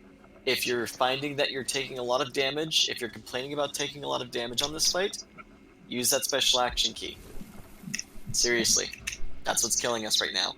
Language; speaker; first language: English; native; English